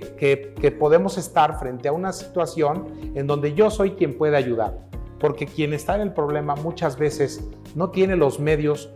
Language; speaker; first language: Spanish; native; Spanish